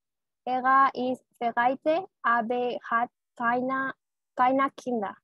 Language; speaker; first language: German; non-native, learner; Spanish